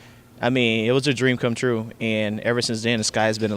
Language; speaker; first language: English; native; English